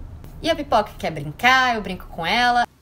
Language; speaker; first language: Portuguese; native; Portuguese